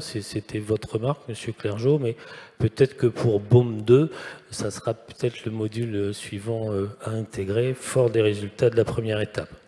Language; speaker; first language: French; native; French